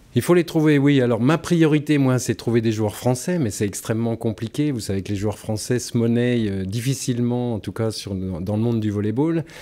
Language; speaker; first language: French; native; French